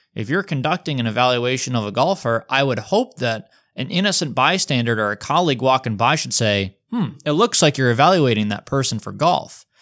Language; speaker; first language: English; native; English